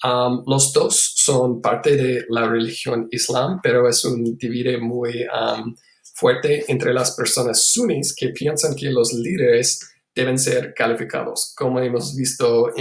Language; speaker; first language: Spanish; non-native, fluent; English